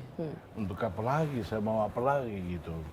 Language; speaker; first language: Indonesian; non-native, fluent; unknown